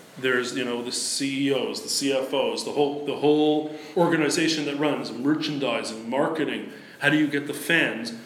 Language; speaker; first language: English; native; English